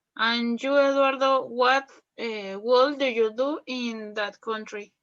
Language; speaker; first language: English; non-native, learner; Spanish